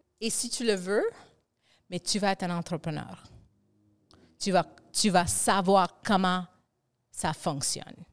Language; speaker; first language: French; non-native, fluent; English